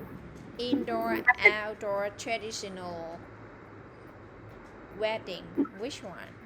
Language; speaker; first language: English; non-native, fluent; Vietnamese